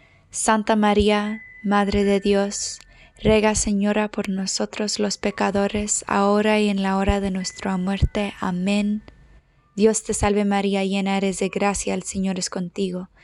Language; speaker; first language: Spanish; early bilingual, heritage; Spanish